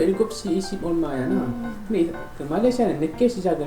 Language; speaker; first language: Korean; non-native, fluent; Malay